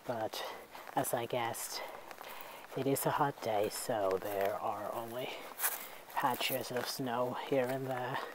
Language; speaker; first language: English; non-native, fluent; Finnish